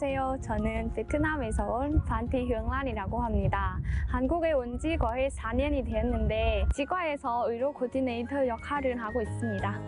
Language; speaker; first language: Korean; non-native, learner; Vietnamese